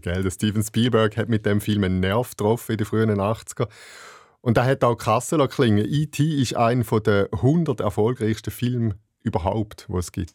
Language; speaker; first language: German; native; German